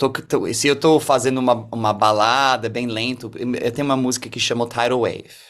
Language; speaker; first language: Portuguese; early bilingual, heritage; English